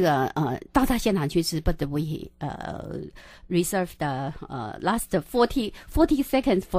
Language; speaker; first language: English; non-native, local second language; Chinese